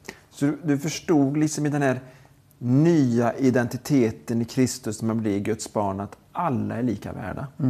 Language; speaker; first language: Swedish; native; Swedish